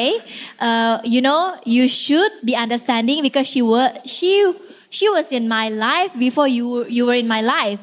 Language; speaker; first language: English; non-native, fluent; Indonesian